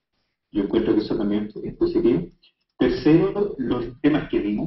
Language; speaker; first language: Spanish; native; Spanish